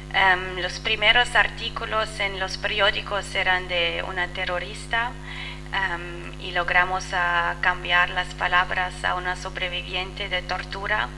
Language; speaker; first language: Spanish; non-native, fluent; French